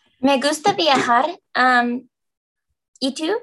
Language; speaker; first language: Spanish; non-native, learner; English